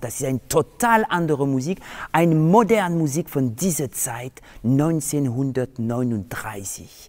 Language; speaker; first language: German; non-native, fluent; French